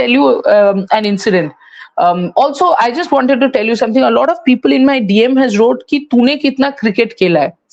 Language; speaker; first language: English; non-native, local second language; Hindi